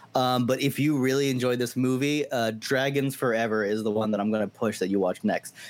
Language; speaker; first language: English; early bilingual, other home language; Hindi